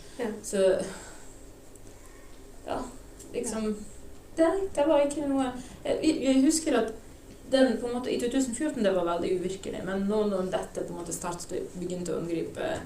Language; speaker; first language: Norwegian; non-native, fluent; Ukrainian